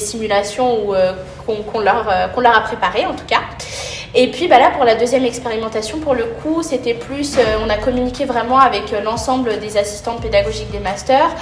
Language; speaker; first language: French; native; French